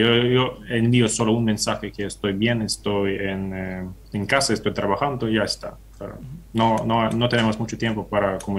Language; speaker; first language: Spanish; non-native, fluent; Ukrainian